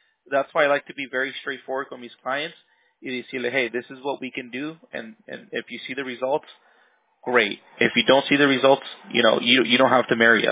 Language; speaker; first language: English; early bilingual, other home language; Spanish